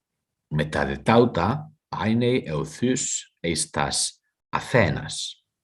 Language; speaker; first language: Greek; non-native, fluent; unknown